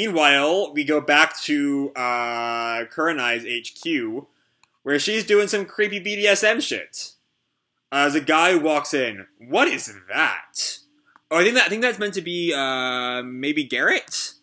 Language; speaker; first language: English; native; English